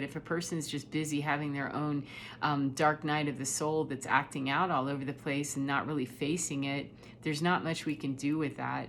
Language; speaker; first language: English; native; English